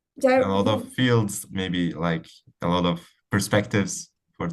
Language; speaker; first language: English; non-native, fluent; Uzbek